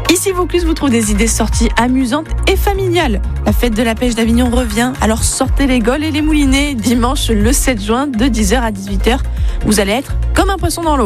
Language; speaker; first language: French; native; French